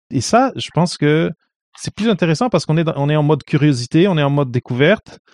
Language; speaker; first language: French; non-native, fluent; Portuguese